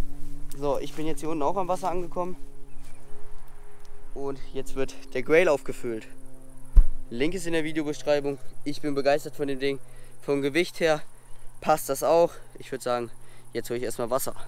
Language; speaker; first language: German; native; German